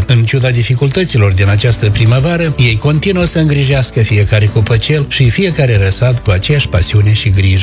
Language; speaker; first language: Romanian; native; Romanian